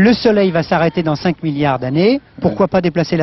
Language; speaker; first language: French; native; French